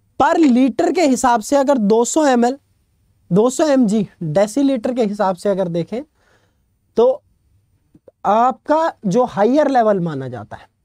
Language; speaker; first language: Hindi; native; Hindi